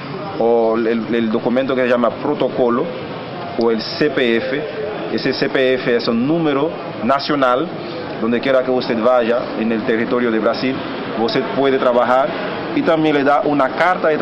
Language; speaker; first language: Spanish; non-native, fluent; Haitian Creole